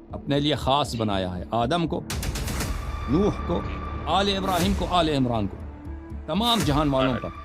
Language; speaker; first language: Urdu; non-native, fluent; Persian